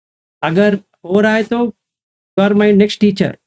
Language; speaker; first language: Hindi; native; Hindi